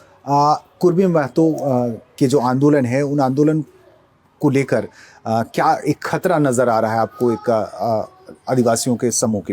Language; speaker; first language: Hindi; native; Hindi